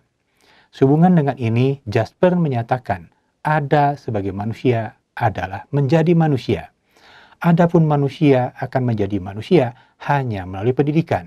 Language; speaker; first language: Indonesian; native; Indonesian